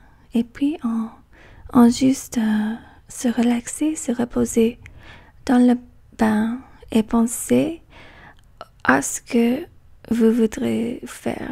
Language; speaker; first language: French; non-native, learner; English